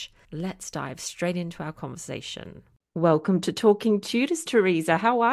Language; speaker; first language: English; native; English